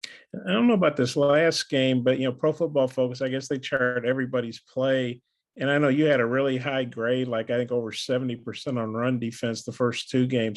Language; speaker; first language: English; native; English